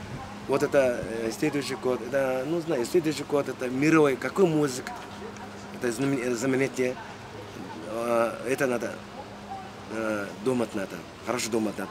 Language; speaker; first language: Russian; non-native, learner; Mongolian